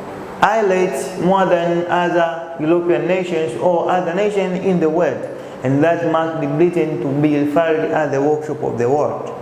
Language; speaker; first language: English; non-native, local second language; Swahili